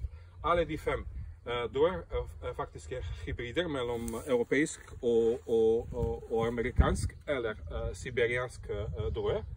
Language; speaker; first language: Norwegian; non-native, fluent; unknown